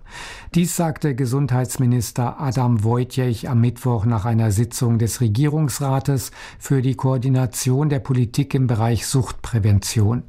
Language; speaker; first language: German; native; German